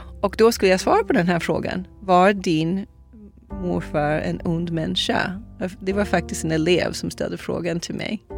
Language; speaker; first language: Swedish; non-native, fluent; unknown